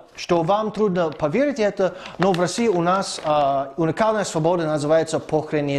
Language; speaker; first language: Russian; non-native, fluent; English